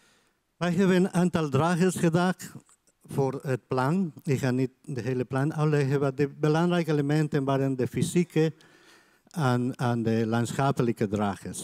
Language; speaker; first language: Dutch; non-native, fluent; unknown